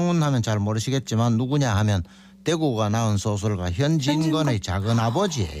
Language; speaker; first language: Korean; native; Korean